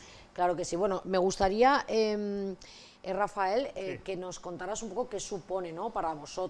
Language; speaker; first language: Spanish; native; Spanish